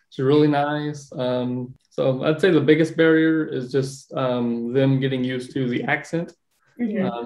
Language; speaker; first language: English; native; English